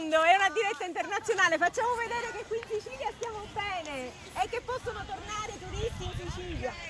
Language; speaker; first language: Italian; native; Italian